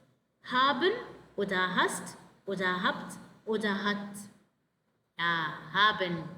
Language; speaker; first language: German; non-native, fluent; Arabic